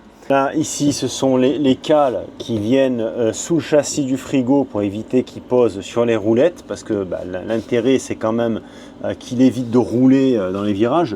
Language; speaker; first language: French; native; French